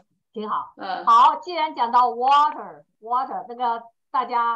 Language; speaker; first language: Chinese; native; Chinese